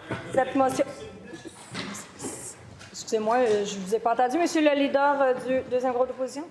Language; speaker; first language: French; native; French